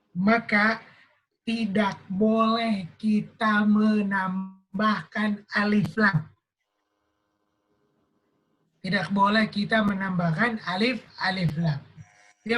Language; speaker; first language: Indonesian; native; Indonesian